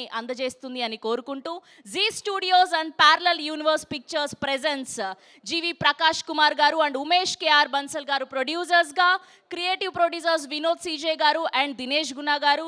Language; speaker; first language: Telugu; native; Telugu